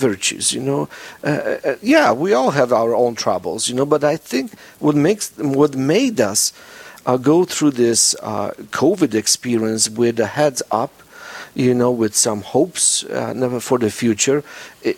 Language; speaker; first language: English; non-native, fluent; Polish